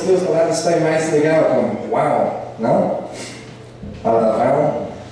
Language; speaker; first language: Portuguese; non-native, learner; English